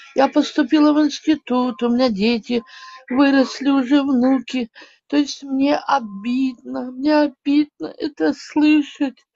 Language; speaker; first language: Russian; native; Russian